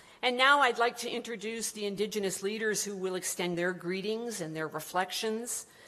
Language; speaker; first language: English; native; English